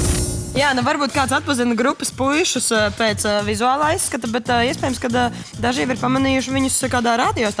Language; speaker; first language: Latvian; native; Latvian